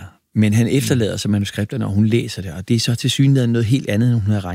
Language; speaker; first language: Danish; native; Danish